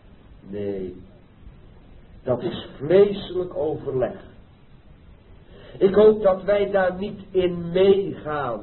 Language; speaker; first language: Dutch; native; Dutch